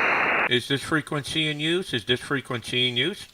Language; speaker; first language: English; native; English